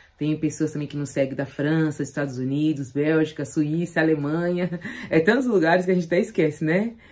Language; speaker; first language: Portuguese; native; Portuguese